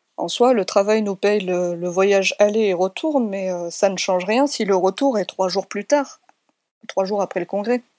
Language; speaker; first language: French; native; French